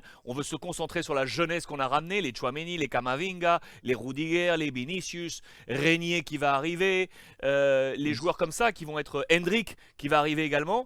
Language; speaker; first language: French; native; French